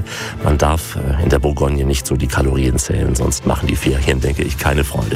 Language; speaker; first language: German; native; German